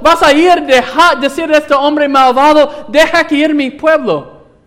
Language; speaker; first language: Spanish; non-native, fluent; English